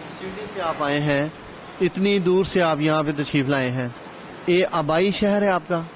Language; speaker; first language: Urdu; native; Urdu